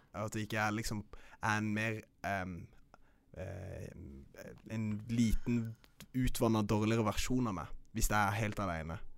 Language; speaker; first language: Norwegian; early bilingual, other home language; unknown